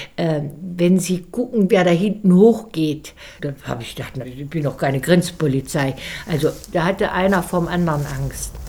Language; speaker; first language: German; native; German